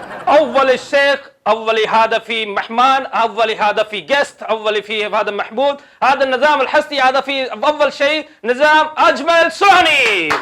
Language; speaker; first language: Arabic; non-native, learner; Punjabi